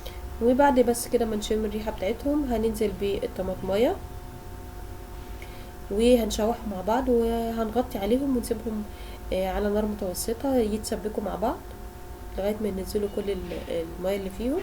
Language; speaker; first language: Arabic; native; Arabic